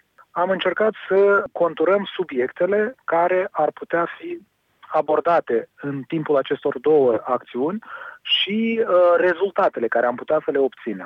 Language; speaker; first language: Romanian; native; Romanian